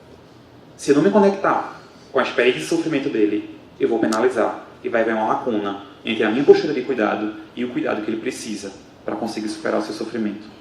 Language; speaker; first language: Portuguese; native; Portuguese